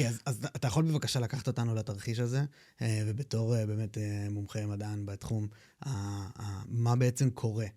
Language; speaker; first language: Hebrew; native; Hebrew